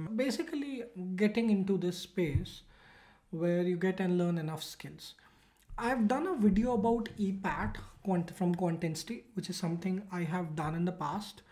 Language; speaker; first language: English; non-native, local second language; Hindi